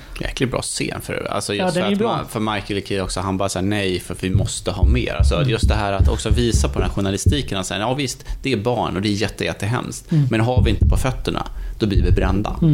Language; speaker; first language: Swedish; native; Swedish